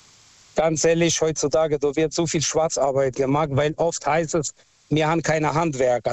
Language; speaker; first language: German; non-native, fluent; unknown